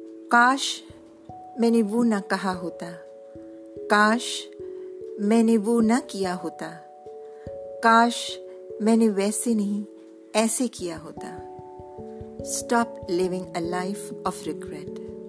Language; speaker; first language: Urdu; native; Urdu